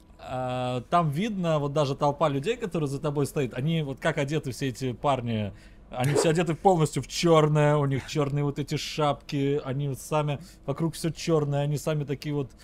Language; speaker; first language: Russian; native; Russian